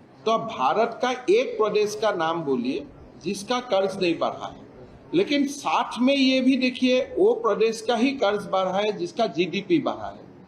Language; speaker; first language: Hindi; non-native, local second language; Assamese